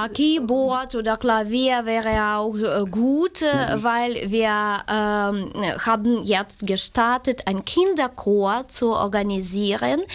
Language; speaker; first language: German; non-native, fluent; Ukrainian